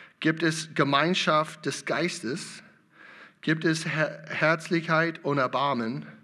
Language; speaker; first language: German; non-native, learner; English